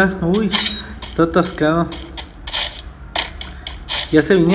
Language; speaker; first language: Spanish; native; Spanish